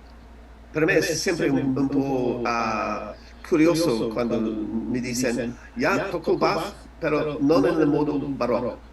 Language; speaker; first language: Spanish; non-native, learner; English